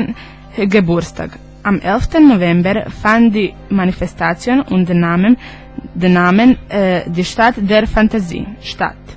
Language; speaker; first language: German; non-native, learner; Croatian